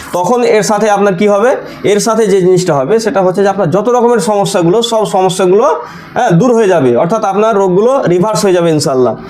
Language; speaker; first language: Bangla; native; Bangla